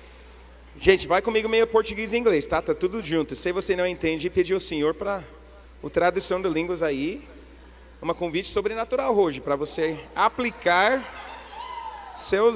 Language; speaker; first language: Portuguese; non-native, learner; English